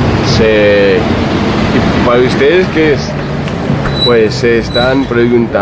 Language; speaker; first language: Spanish; non-native, fluent; English